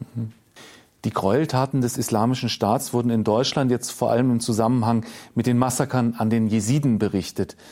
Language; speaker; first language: German; native; German